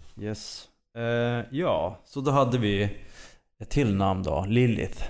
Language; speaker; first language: Swedish; native; Swedish